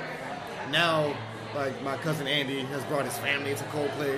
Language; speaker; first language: English; native; English